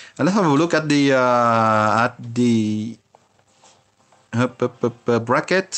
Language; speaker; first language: English; non-native, fluent; French